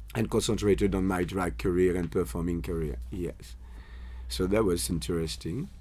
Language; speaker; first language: English; non-native, fluent; French